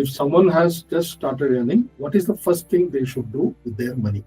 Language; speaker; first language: English; non-native, local second language; Tamil